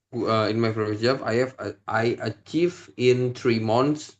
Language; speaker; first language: English; non-native, learner; Indonesian